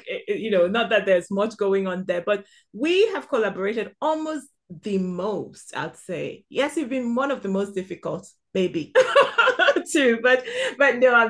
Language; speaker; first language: English; non-native, local second language; Igbo